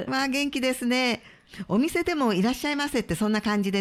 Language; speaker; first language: Japanese; native; Japanese